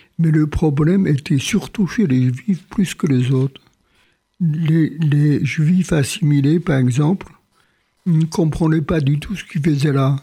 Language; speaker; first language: French; non-native, fluent; Polish